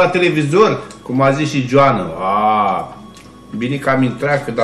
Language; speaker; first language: Romanian; native; Romanian